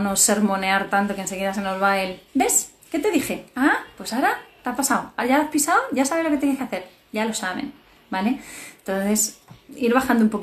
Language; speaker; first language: Spanish; native; Spanish